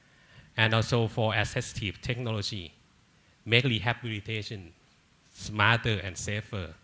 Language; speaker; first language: English; non-native, learner; Thai